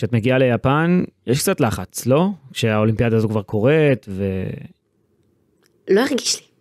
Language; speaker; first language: Hebrew; native; Hebrew